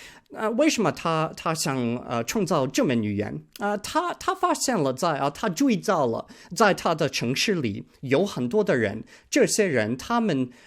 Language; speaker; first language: Chinese; non-native, learner; English